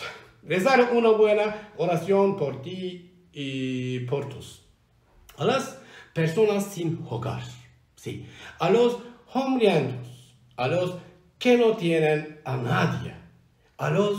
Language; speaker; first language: Spanish; non-native, learner; Turkish